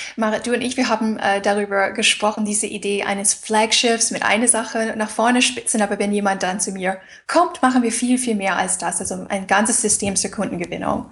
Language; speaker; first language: German; non-native, fluent; English